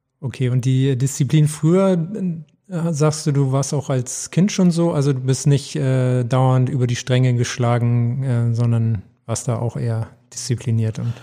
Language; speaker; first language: German; native; German